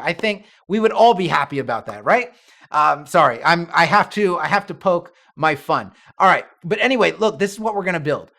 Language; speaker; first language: English; native; English